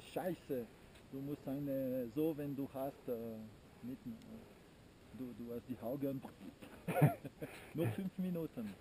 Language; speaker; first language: German; non-native, learner; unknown